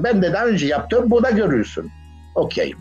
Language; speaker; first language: Turkish; non-native, learner; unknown